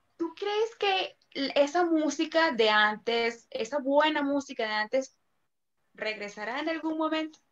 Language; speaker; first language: Spanish; native; Spanish